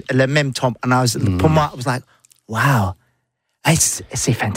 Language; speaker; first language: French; non-native, learner; English